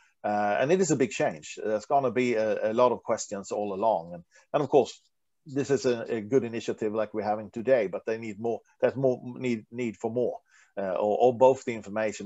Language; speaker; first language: English; non-native, fluent; Swedish